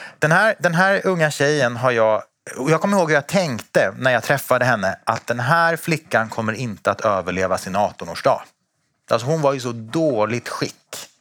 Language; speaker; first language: Swedish; native; Swedish